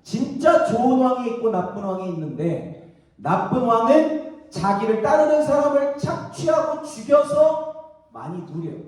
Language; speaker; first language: Korean; native; Korean